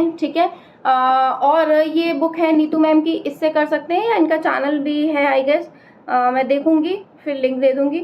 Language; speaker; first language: Hindi; native; Hindi